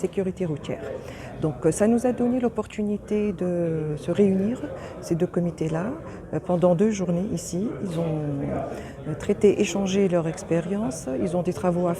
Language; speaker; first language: French; non-native, local second language; Arabic